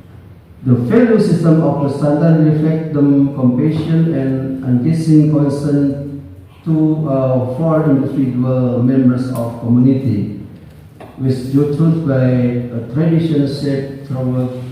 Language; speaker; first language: English; non-native, learner; Indonesian